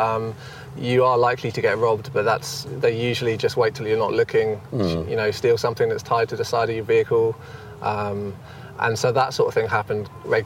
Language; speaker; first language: English; native; English